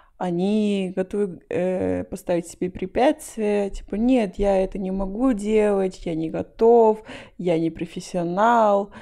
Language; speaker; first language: Russian; non-native, fluent; Spanish